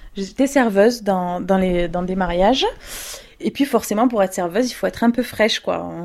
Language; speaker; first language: French; native; French